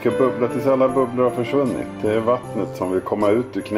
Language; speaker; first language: Swedish; native; Swedish